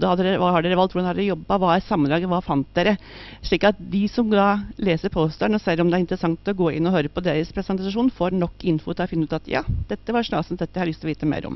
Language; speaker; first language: Norwegian; native; Norwegian